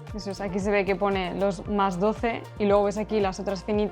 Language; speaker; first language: Spanish; native; Spanish